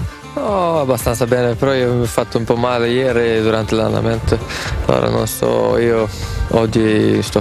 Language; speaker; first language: Italian; non-native, fluent; Swedish